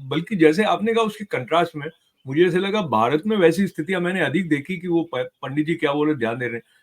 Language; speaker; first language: Hindi; native; Hindi